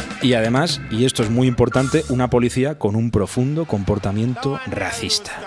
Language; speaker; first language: Spanish; native; Spanish